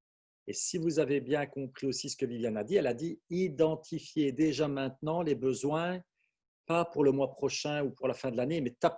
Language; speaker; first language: French; native; French